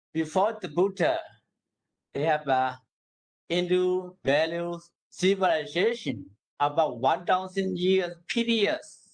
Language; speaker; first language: English; non-native, learner; Burmese